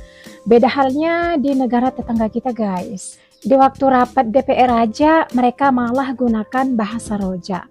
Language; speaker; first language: Indonesian; native; Indonesian